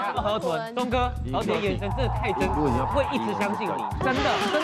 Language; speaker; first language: Chinese; native; Chinese